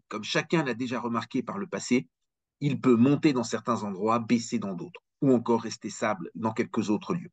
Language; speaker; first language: French; native; French